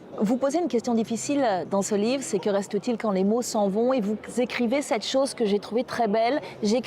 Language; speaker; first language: French; native; French